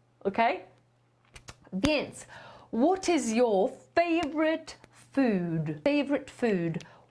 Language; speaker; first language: English; non-native, fluent; Polish